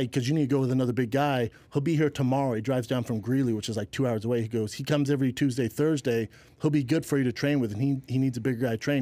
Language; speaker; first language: English; native; English